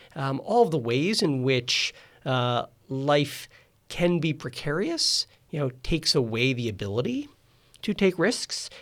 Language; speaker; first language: English; native; English